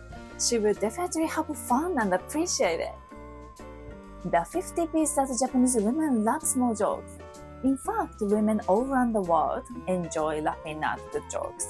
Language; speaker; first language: English; non-native, fluent; Japanese